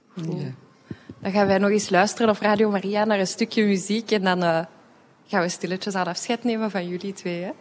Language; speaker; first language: Dutch; native; Dutch